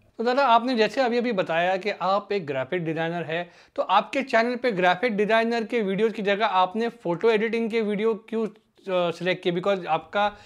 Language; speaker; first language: Hindi; native; Hindi